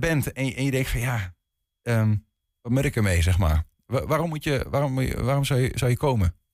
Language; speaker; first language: Dutch; native; Dutch